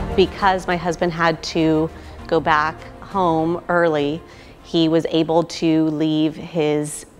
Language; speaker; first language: English; native; English